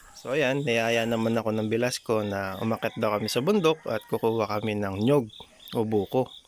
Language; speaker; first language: Filipino; native; Filipino